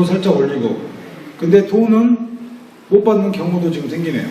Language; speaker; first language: Korean; native; Korean